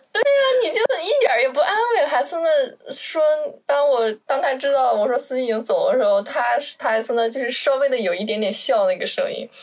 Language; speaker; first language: Chinese; native; Chinese